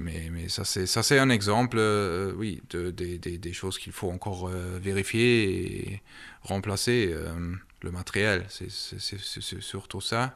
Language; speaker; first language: French; early bilingual, heritage; German